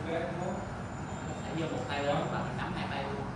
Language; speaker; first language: Vietnamese; native; Vietnamese